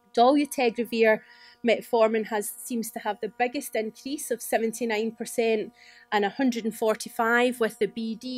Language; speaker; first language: English; native; English